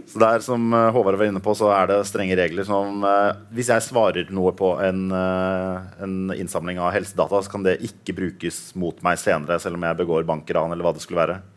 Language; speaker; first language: Norwegian; native; Norwegian